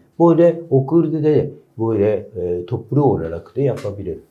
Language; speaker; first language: Turkish; non-native, learner; Japanese